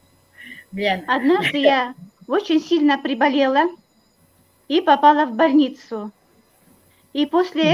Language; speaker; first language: Russian; non-native, local second language; Kyrgyz